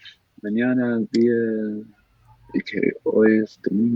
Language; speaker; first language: Spanish; non-native, learner; English